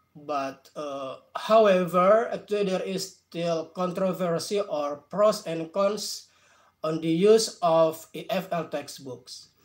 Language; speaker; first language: English; non-native, fluent; Indonesian